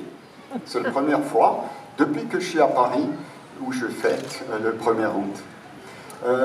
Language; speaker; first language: French; non-native, fluent; German